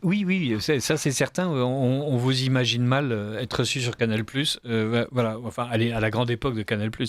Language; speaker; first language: French; native; French